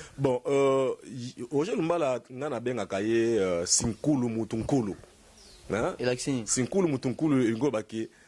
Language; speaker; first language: Lingala; non-native, local second language; Luba-Lulua